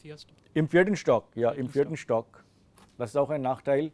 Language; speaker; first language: German; non-native, fluent; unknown